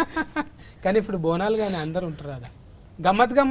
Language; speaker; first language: Telugu; native; Telugu